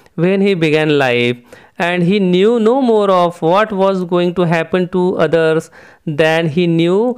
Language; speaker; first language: English; non-native, local second language; Marathi